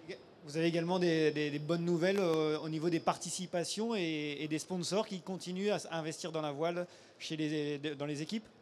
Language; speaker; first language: French; native; French